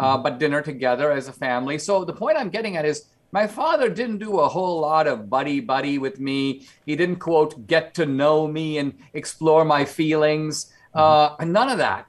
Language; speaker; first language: English; non-native, local second language; Konkani